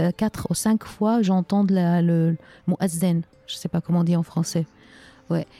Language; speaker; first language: French; non-native, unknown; Arabic